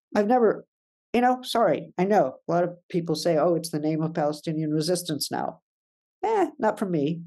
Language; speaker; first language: English; native; English